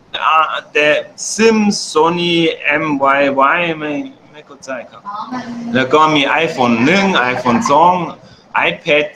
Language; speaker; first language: Thai; non-native, learner; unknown